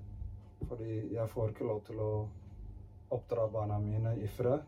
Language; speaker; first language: Norwegian; early bilingual, other home language; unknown